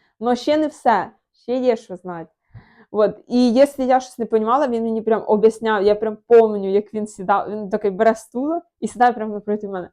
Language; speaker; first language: Ukrainian; non-native, local second language; Russian